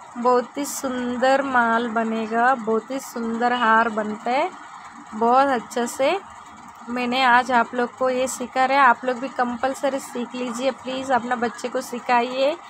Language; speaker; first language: Hindi; non-native, local second language; Telugu